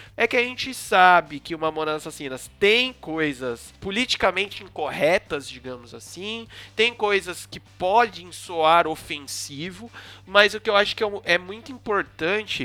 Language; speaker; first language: Portuguese; native; Portuguese